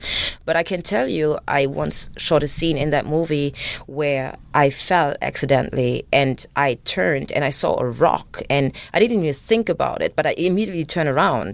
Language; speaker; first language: English; non-native, fluent; German